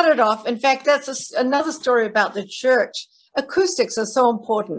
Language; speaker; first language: English; native; English